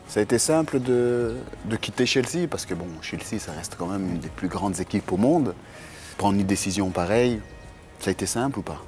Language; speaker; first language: French; native; French